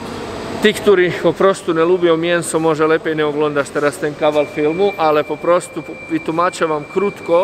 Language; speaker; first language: Polish; non-native, fluent; Croatian